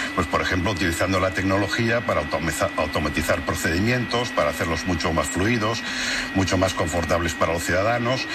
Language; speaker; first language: Spanish; non-native, local second language; Catalan